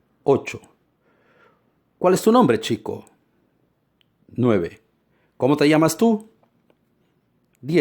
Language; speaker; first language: Spanish; non-native, fluent; Portuguese